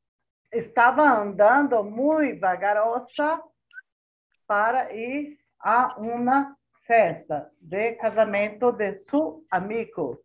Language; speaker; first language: Spanish; non-native, learner; Portuguese